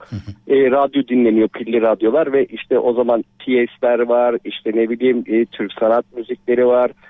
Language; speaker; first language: Turkish; native; Turkish